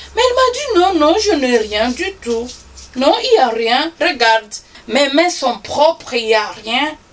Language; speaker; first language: French; non-native, local second language; Swahili